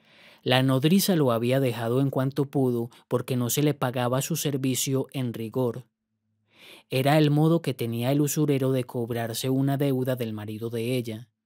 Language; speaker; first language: Spanish; native; Spanish